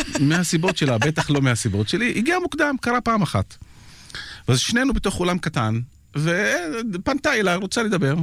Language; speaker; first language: Hebrew; non-native, local second language; Arabic